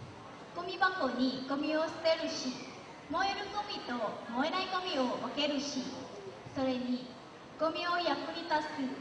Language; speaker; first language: Japanese; non-native, learner; Lao